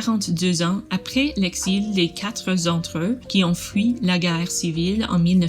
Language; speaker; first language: French; non-native, learner; English